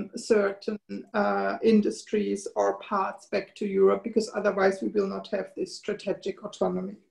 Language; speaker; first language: English; non-native, fluent; German